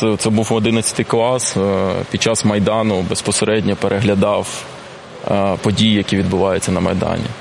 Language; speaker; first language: Ukrainian; non-native, local second language; Russian